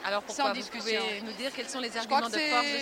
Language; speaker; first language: French; native; French